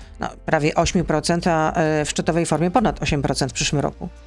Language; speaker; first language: Polish; native; Polish